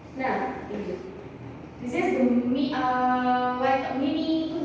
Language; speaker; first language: English; non-native, learner; Indonesian